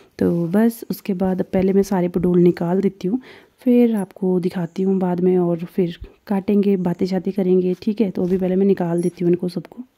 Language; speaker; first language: Hindi; non-native, local second language; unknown